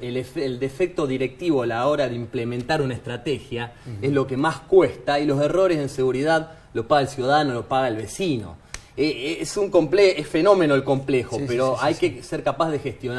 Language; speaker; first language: Spanish; native; Spanish